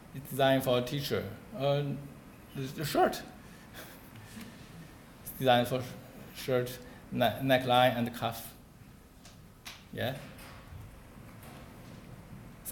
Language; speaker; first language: English; non-native, learner; Chinese